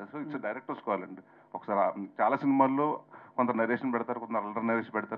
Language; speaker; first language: Telugu; native; Telugu